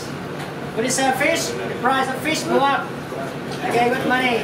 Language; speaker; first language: English; non-native, learner; Vietnamese